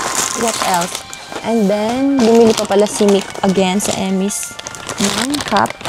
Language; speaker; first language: Filipino; native; Filipino